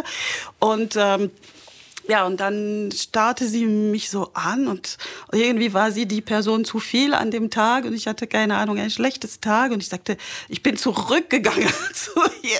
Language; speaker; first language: German; non-native, fluent; French